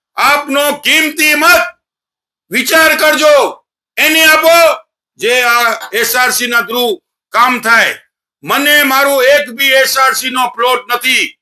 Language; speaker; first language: Gujarati; non-native, local second language; Sindhi